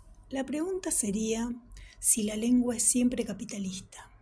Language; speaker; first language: Spanish; native; Spanish